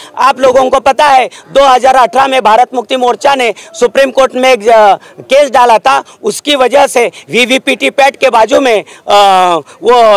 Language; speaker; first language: Hindi; non-native, local second language; Marathi